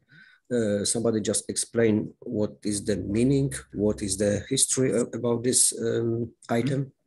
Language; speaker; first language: English; non-native, fluent; Polish